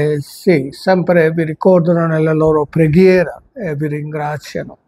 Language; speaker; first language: Italian; non-native, fluent; Telugu